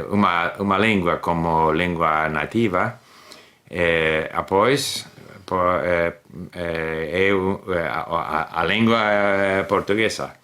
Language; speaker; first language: Portuguese; non-native, learner; English